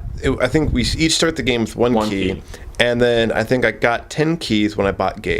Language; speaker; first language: English; native; English